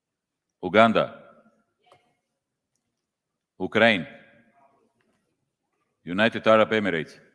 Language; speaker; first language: English; non-native, fluent; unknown